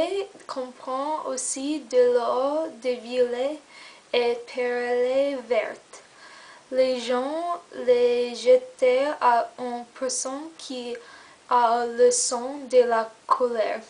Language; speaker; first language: French; non-native, learner; English